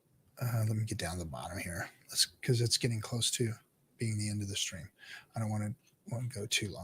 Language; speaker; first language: English; native; English